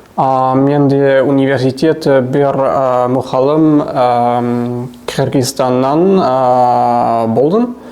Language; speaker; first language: Kazakh; non-native, learner; Swiss German